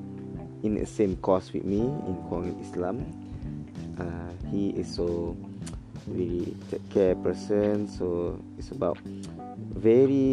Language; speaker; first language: English; non-native, learner; Malay